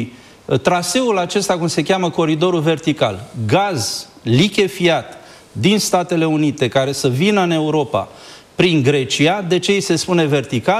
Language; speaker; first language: Romanian; native; Romanian